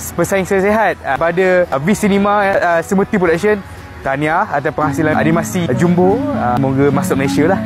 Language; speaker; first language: Malay; native; Malay